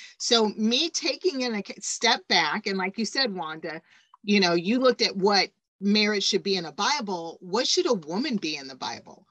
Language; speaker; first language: English; native; English